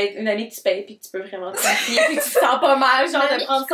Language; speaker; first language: French; native; French